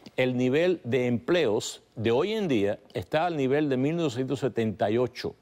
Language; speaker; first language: Spanish; native; Spanish